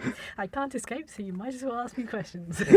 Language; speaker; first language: English; native; English